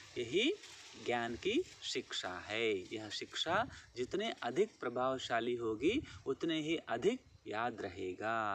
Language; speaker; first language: Hindi; non-native, local second language; Telugu